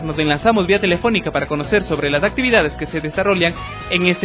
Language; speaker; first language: Spanish; native; Spanish